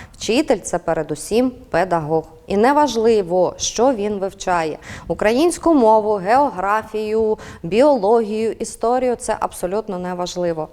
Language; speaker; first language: Ukrainian; native; Ukrainian